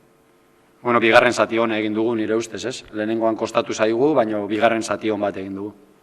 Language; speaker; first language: Basque; native; Basque